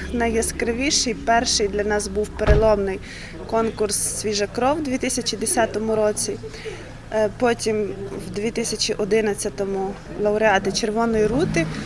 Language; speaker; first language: Ukrainian; native; Ukrainian